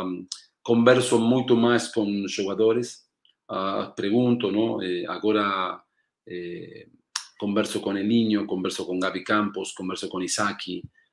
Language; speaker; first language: Portuguese; non-native, learner; Spanish